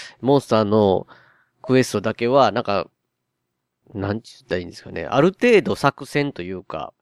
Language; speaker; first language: Japanese; native; Japanese